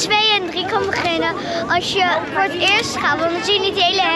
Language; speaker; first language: Dutch; native; Dutch